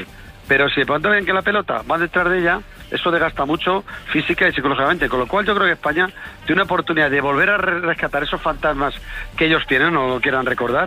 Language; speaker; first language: Spanish; native; Spanish